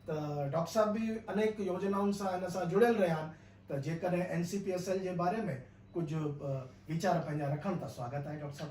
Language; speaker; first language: Sindhi; native; Sindhi